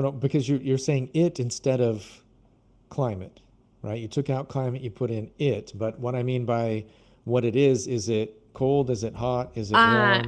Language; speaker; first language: English; non-native, fluent; Portuguese